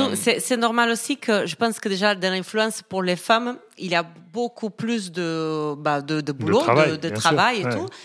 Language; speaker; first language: French; non-native, fluent; Portuguese